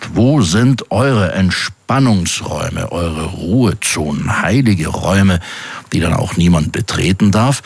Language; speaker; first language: German; native; German